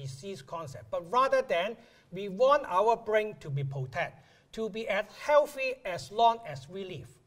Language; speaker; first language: English; non-native, local second language; Cantonese